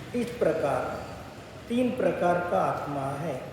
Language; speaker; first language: Hindi; non-native, local second language; Marathi